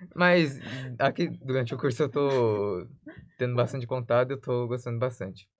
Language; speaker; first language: Portuguese; native; Portuguese